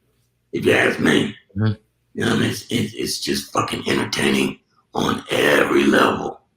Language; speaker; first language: English; native; English